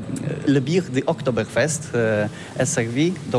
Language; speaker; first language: French; non-native, learner; Polish